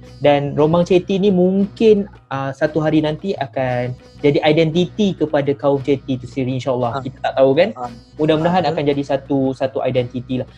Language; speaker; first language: Malay; native; Malay